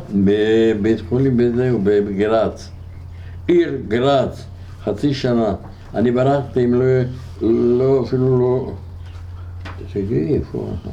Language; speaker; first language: Hebrew; non-native, fluent; Hungarian